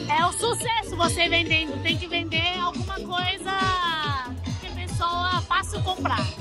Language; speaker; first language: Portuguese; non-native, fluent; Chinese